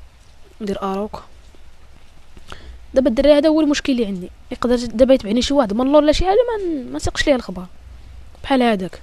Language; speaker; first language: Arabic; native; Arabic